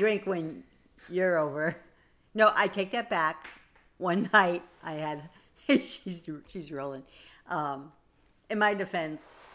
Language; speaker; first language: English; native; English